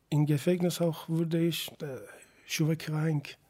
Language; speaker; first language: German; non-native, fluent; Persian